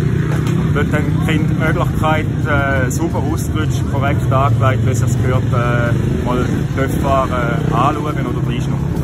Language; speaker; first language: German; native; German